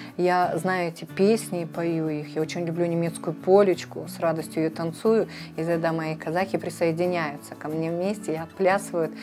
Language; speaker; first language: Russian; native; Russian